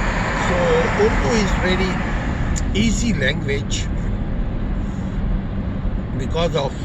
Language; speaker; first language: English; non-native, fluent; Urdu